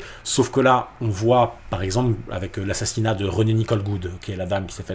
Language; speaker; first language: French; native; French